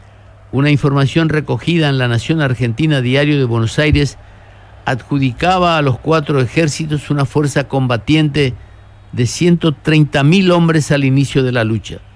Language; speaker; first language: Spanish; native; Spanish